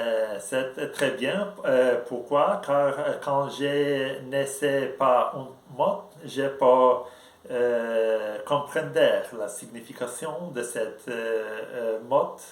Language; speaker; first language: French; non-native, learner; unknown